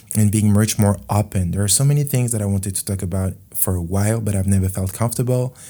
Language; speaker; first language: English; non-native, fluent; French